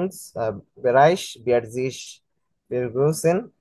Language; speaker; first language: German; non-native, learner; Bangla